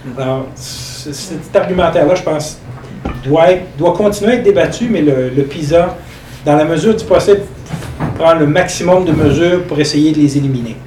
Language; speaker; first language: French; native; French